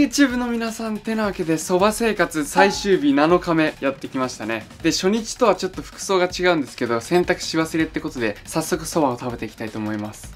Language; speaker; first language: Japanese; native; Japanese